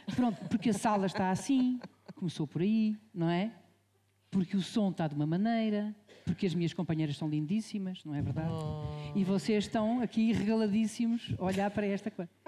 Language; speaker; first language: Portuguese; native; Portuguese